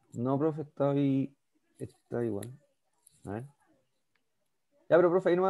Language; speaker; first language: Spanish; native; Spanish